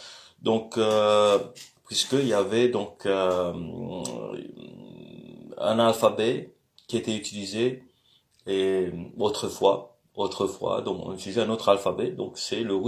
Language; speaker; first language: French; native; French